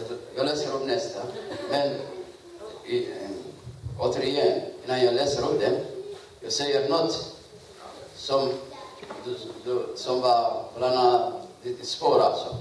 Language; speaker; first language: Swedish; non-native, learner; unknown